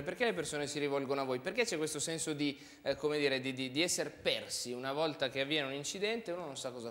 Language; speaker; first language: Italian; native; Italian